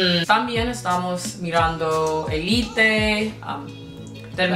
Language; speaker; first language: Spanish; non-native, learner; English